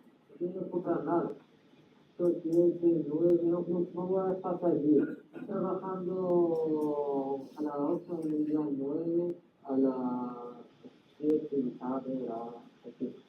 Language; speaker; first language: Spanish; non-native, learner; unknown